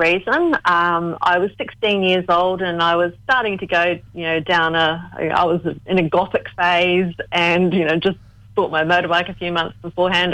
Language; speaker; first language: English; native; English